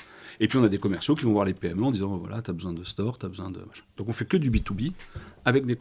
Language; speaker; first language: French; native; French